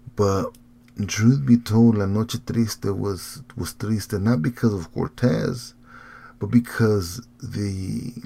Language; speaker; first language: English; early bilingual, heritage; Spanish